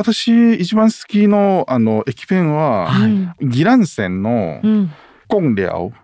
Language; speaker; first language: Japanese; non-native, learner; Chinese